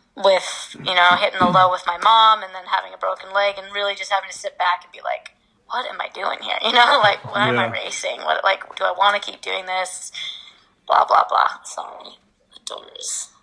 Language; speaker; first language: English; native; English